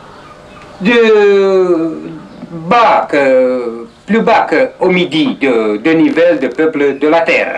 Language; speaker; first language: French; non-native, learner; Romanian